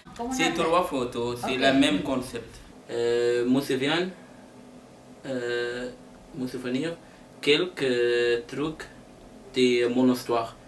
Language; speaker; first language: French; non-native, learner; Arabic